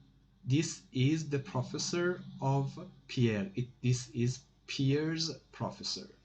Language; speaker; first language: English; non-native, fluent; Persian